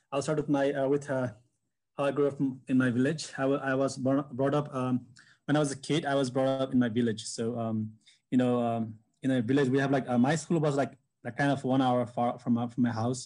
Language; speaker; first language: English; non-native, local second language; Sherpa